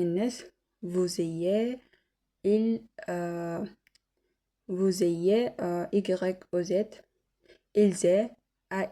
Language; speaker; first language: French; non-native, learner; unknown